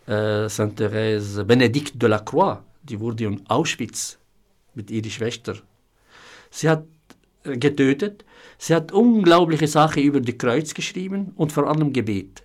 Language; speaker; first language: German; non-native, fluent; Arabic